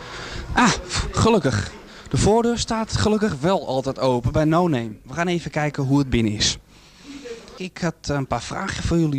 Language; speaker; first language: Dutch; native; Dutch